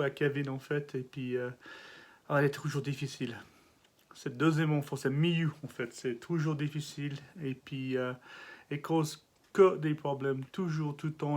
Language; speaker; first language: French; non-native, learner; English